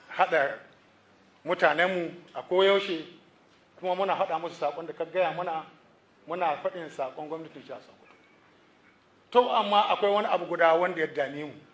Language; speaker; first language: Hausa; native; Hausa